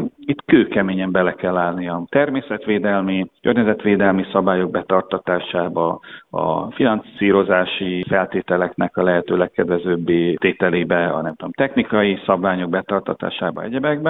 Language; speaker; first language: Hungarian; native; Hungarian